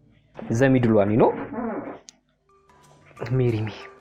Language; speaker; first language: English; non-native, learner; Amharic